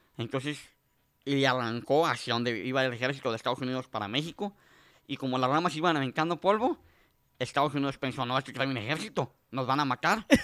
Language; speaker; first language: Spanish; native; Spanish